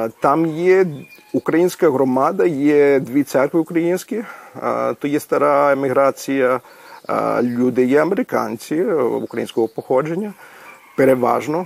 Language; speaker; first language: Ukrainian; early bilingual, heritage; Ukrainian